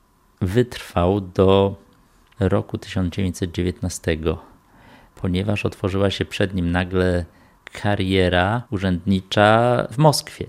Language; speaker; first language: Polish; native; Polish